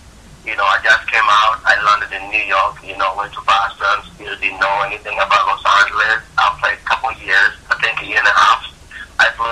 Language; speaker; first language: English; non-native, local second language; Ganda